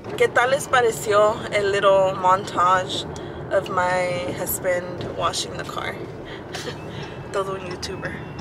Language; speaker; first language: Spanish; early bilingual, heritage; Spanish